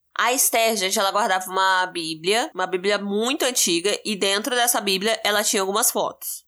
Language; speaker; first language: Portuguese; native; Portuguese